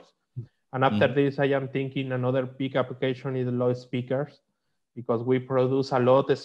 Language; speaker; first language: English; non-native, learner; Spanish